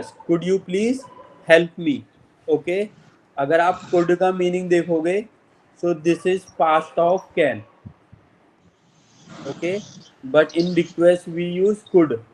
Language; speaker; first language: English; non-native, local second language; Hindi